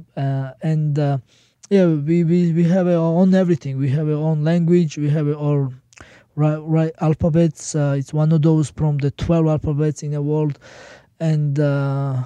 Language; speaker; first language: English; non-native, learner; Georgian